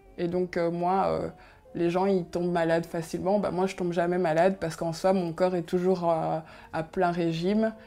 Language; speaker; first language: French; early bilingual, other home language; Kinyarwanda